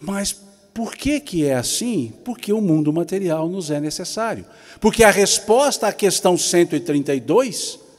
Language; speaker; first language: Portuguese; native; Portuguese